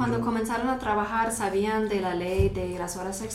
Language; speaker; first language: Spanish; non-native, fluent; English